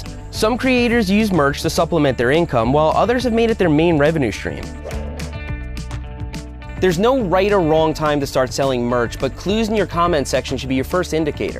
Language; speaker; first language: English; native; English